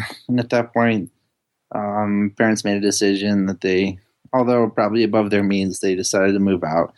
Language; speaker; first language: English; native; English